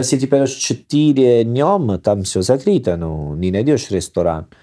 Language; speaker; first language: Russian; non-native, learner; Italian